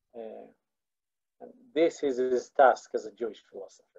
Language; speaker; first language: English; non-native, fluent; Hebrew